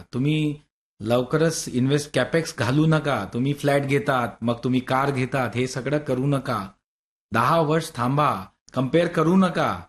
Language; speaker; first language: Marathi; non-native, local second language; Hindi